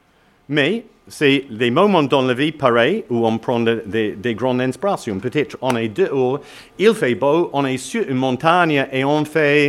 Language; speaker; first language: French; non-native, learner; English